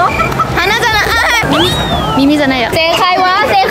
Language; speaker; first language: Japanese; non-native, fluent; Thai